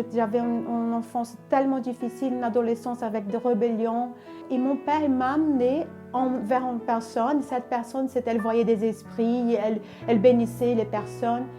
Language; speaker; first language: French; non-native, fluent; Portuguese